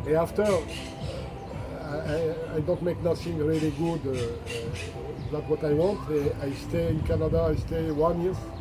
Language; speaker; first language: English; non-native, learner; French